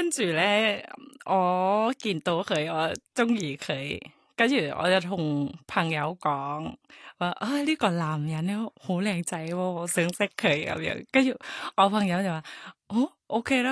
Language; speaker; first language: Cantonese; non-native, learner; Thai